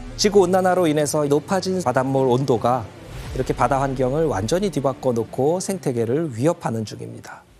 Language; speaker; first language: Korean; native; Korean